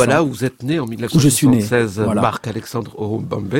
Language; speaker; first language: French; native; French